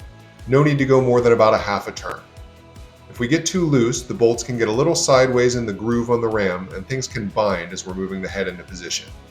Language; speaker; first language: English; native; English